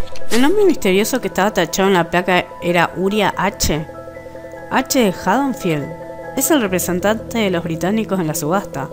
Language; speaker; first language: Spanish; native; Spanish